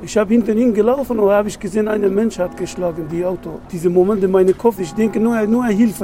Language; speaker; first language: German; non-native, learner; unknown